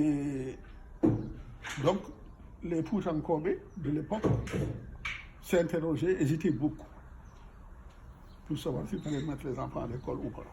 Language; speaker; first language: French; non-native, local second language; Fula